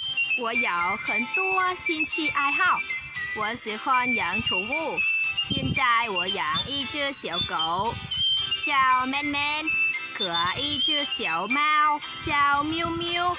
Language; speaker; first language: Chinese; non-native, learner; Vietnamese